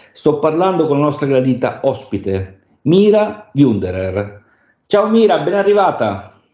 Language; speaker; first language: Italian; native; Italian